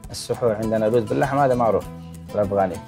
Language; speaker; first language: Arabic; non-native, local second language; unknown